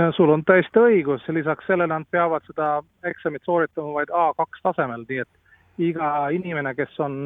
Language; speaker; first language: Estonian; non-native, fluent; Latvian